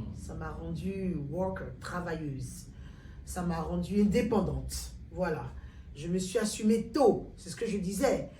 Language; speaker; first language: French; native; French